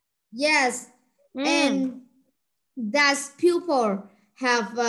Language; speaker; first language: English; non-native, learner; Vietnamese